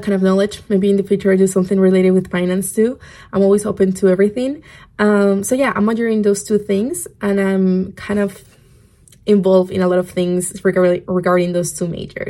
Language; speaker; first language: English; non-native, fluent; Spanish